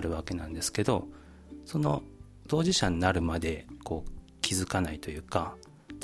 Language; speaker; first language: Japanese; native; Japanese